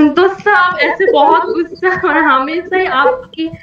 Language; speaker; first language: Hindi; non-native, local second language; Bangla